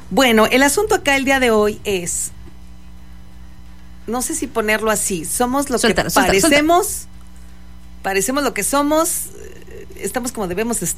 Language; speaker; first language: Spanish; native; Spanish